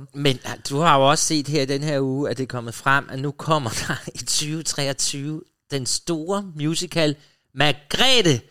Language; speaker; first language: Danish; native; Danish